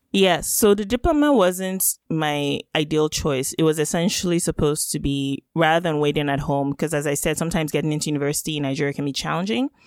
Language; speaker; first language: English; non-native, local second language; Yoruba